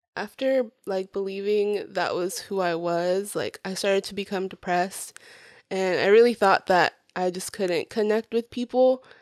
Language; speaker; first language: English; early bilingual, other home language; Spanish